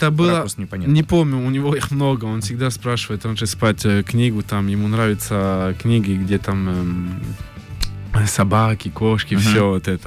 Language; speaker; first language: Russian; early bilingual, heritage; French